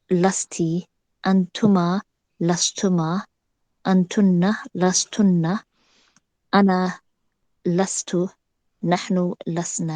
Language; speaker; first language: Arabic; non-native, learner; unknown